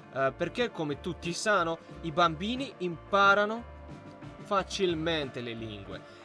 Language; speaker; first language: Italian; non-native, learner; Russian